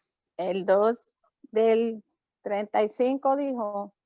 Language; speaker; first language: Spanish; native; Spanish